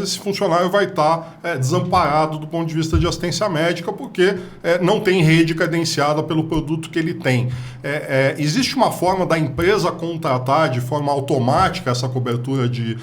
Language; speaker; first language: Portuguese; native; Portuguese